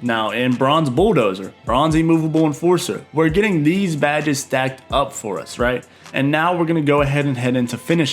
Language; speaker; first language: English; native; English